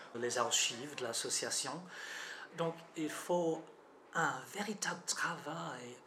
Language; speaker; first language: French; non-native, fluent; English